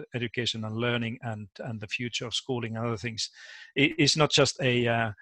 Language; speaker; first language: English; non-native, fluent; Finnish